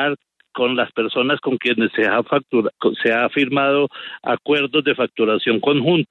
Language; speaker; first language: Spanish; native; Spanish